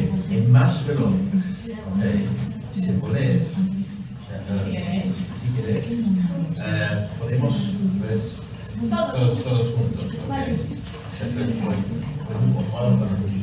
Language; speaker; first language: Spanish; non-native, learner; Italian